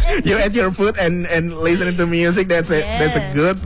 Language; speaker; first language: English; non-native, fluent; Indonesian